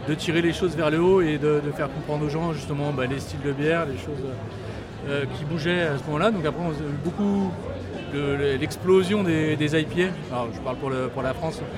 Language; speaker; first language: French; native; French